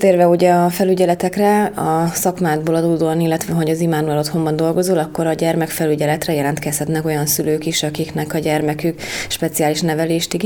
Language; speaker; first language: Hungarian; native; Hungarian